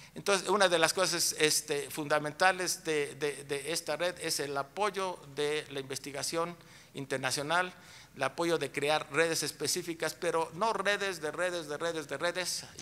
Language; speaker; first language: Spanish; native; Spanish